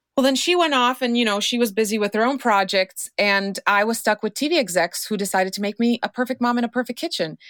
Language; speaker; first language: English; non-native, fluent; Croatian